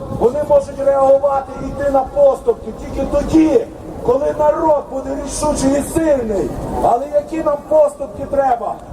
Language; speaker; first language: Ukrainian; native; Ukrainian